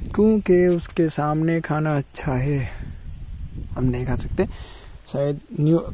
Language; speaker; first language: Hindi; non-native, local second language; Gujarati